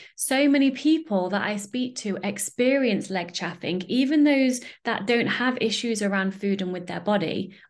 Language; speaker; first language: English; native; English